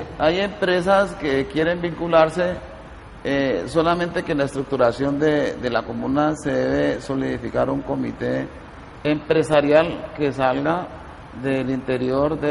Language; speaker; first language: Spanish; native; Spanish